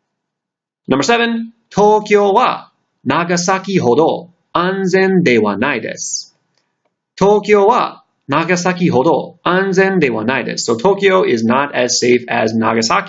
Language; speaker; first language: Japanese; non-native, fluent; English